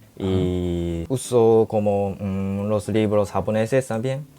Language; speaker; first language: Spanish; non-native, learner; Japanese